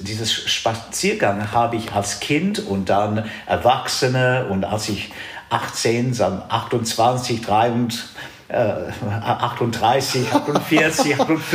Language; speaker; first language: German; non-native, fluent; English